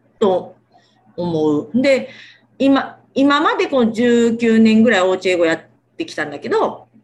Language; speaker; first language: Japanese; native; Japanese